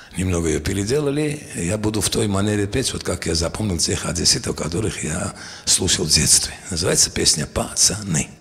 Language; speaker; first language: Russian; non-native, local second language; Georgian